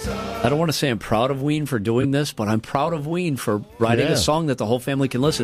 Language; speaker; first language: English; native; English